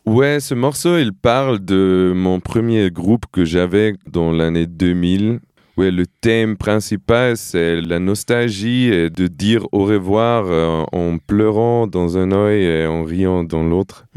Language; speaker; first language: French; non-native, fluent; Portuguese